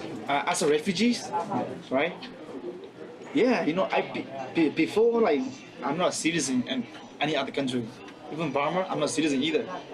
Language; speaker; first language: English; non-native, fluent; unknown